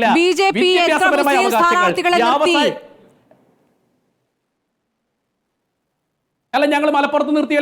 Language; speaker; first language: Malayalam; native; Malayalam